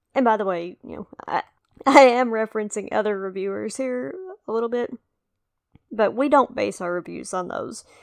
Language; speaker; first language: English; native; English